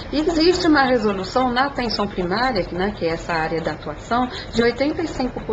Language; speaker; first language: Portuguese; non-native, fluent; French